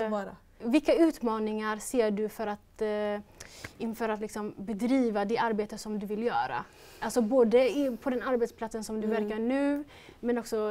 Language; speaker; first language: Swedish; native; Swedish